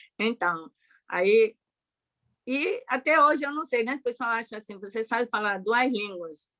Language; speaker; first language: Portuguese; early bilingual, other home language; Japanese